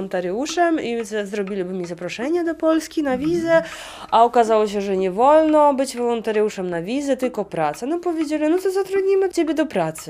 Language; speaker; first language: Polish; non-native, fluent; Russian